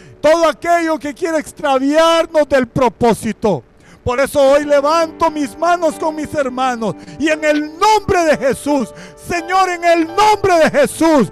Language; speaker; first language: Spanish; native; Spanish